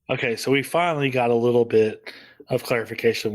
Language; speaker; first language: English; native; English